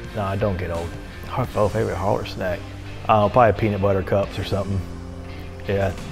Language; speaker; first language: English; native; English